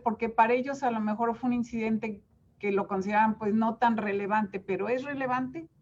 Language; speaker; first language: Spanish; native; Spanish